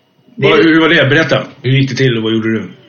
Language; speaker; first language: Swedish; native; Swedish